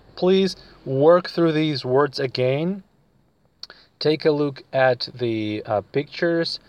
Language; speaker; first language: English; non-native, fluent; Russian